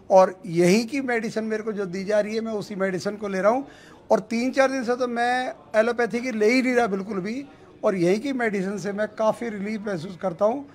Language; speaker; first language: Hindi; native; Hindi